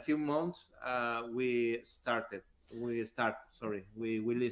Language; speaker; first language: English; non-native, learner; Spanish